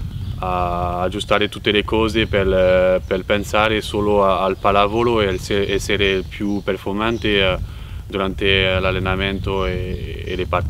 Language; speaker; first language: Italian; non-native, fluent; French